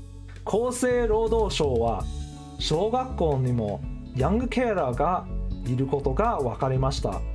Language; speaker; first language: Japanese; non-native, learner; English